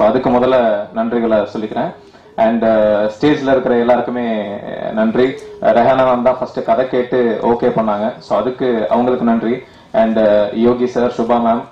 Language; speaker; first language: Tamil; native; Tamil